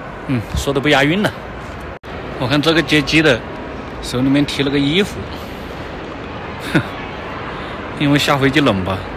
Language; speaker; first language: Chinese; native; Chinese